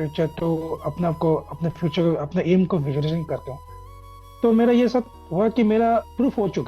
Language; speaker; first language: Hindi; non-native, local second language; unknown